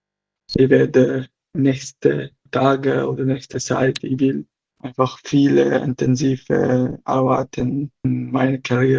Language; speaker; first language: German; non-native, learner; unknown